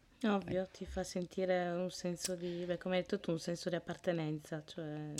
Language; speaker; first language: Italian; early bilingual, other home language; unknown